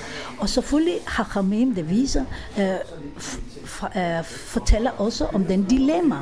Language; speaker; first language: Danish; non-native, fluent; Hebrew